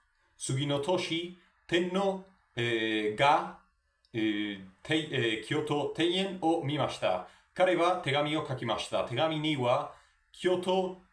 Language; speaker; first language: Japanese; non-native, learner; Spanish